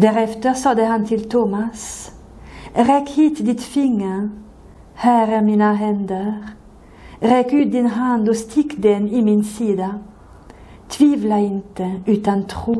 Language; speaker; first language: Swedish; non-native, fluent; French